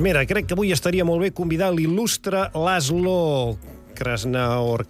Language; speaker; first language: Catalan; native; Catalan